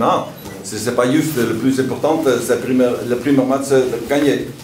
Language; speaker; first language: French; non-native, learner; Dutch